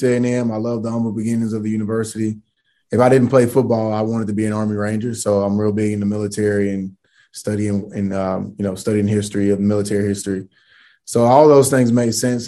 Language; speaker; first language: English; native; English